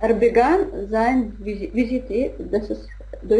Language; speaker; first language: German; non-native, learner; Russian